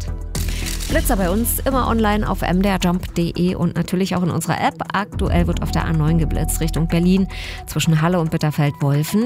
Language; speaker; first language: German; native; German